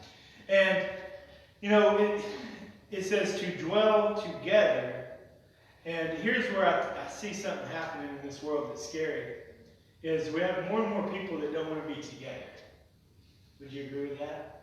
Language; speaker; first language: English; native; English